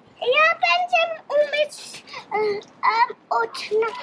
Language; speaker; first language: Polish; early bilingual, heritage; Polish